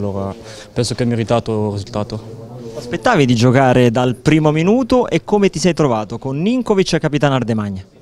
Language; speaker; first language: Italian; native; Italian